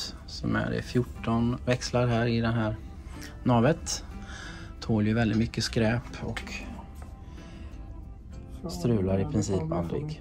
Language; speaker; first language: Swedish; native; Swedish